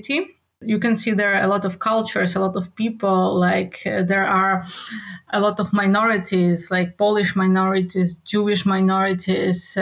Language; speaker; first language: English; non-native, fluent; Ukrainian